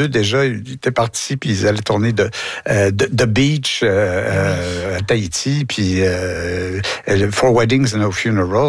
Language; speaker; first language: French; native; French